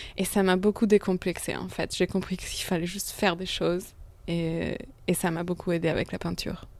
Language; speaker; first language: French; non-native, fluent; Italian